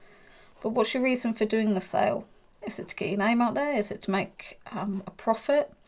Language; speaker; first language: English; native; English